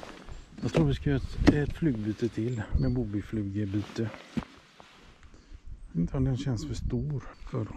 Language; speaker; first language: Swedish; native; Swedish